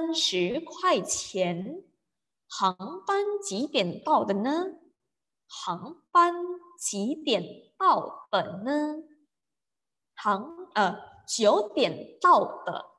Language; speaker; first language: Chinese; non-native, fluent; Indonesian